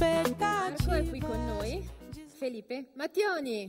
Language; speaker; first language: Italian; native; Italian